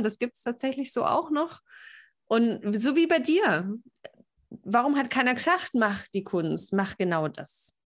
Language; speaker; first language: German; native; German